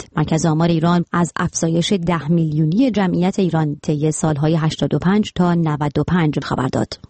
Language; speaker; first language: Persian; native; Persian